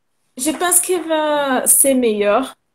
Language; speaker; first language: French; non-native, learner; Portuguese